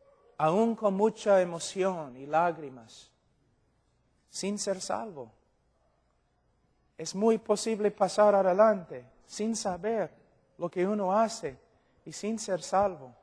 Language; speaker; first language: Spanish; non-native, fluent; English